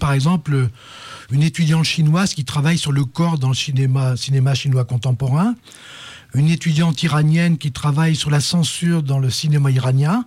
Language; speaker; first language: French; native; French